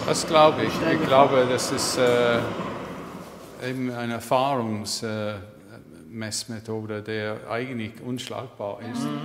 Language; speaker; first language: German; non-native, fluent; English